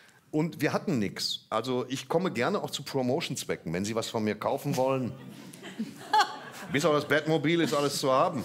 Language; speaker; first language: German; native; German